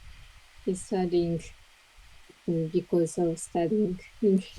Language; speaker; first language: English; non-native, learner; Japanese